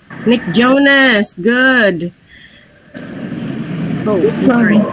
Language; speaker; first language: English; non-native, fluent; Indonesian